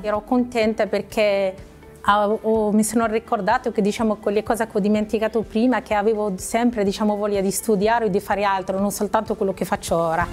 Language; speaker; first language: Italian; non-native, learner; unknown